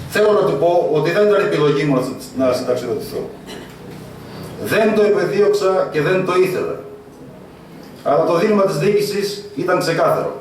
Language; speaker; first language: Greek; native; Greek